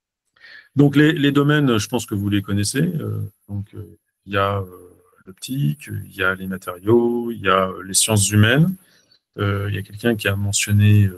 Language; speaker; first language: French; native; French